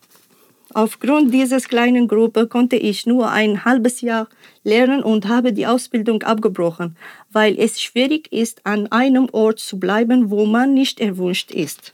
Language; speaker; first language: German; non-native, fluent; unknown